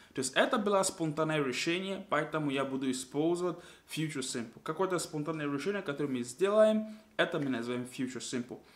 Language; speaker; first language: Russian; non-native, fluent; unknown